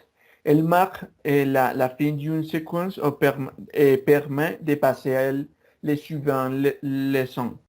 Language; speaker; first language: French; non-native, learner; Spanish